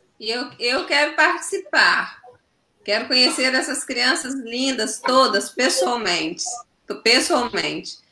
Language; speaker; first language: Portuguese; native; Portuguese